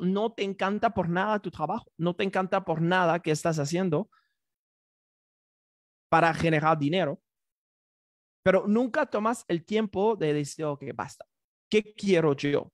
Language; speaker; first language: Spanish; non-native, fluent; French